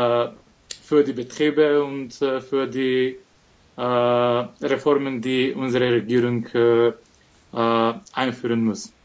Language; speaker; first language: German; non-native, fluent; Macedonian